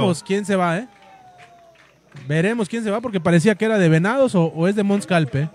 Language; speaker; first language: Spanish; native; Spanish